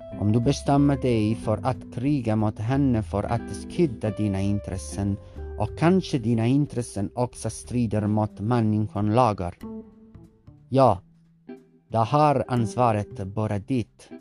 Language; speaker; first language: Swedish; non-native, learner; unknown